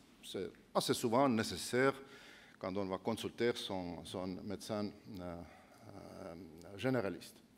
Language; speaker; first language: French; non-native, fluent; Estonian